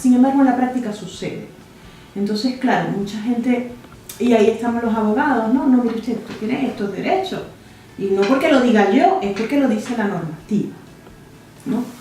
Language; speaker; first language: Spanish; native; Spanish